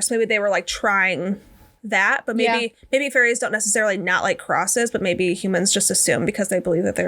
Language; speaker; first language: English; native; English